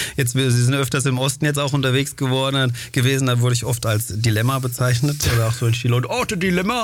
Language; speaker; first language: German; early bilingual, other home language; Greek